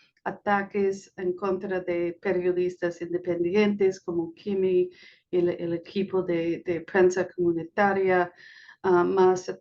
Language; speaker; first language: Spanish; non-native, fluent; English